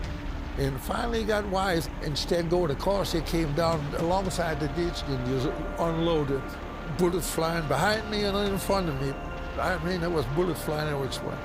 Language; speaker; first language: English; non-native, fluent; German